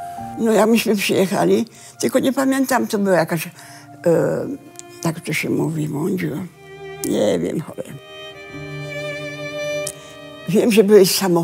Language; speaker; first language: Polish; early bilingual, heritage; Polish